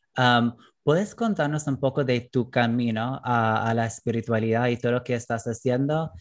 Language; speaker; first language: Spanish; non-native, fluent; English